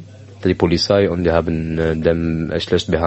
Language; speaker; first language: German; non-native, learner; Arabic